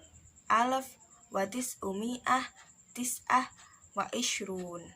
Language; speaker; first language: Arabic; non-native, learner; Indonesian